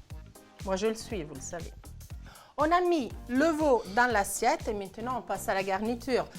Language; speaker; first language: French; non-native, fluent; Italian